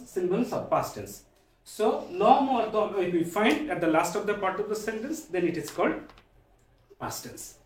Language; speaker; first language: English; non-native, local second language; Bangla